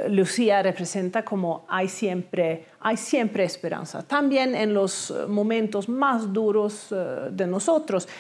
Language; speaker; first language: Spanish; non-native, fluent; Swedish